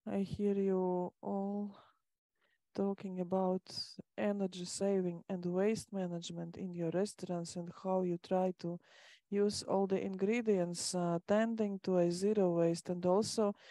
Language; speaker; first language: English; non-native, fluent; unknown